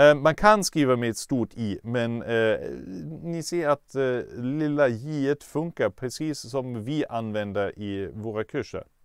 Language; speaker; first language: Swedish; non-native, fluent; German